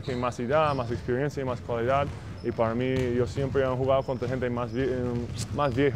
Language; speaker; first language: Spanish; non-native, fluent; English